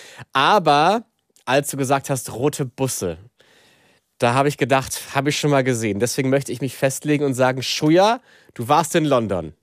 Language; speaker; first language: German; native; German